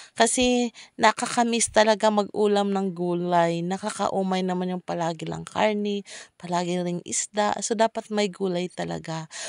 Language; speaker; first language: Filipino; non-native, local second language; Cebuano